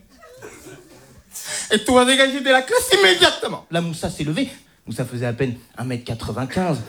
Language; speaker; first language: French; native; French